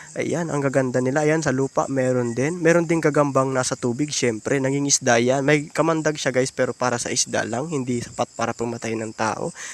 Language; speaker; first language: Filipino; native; Filipino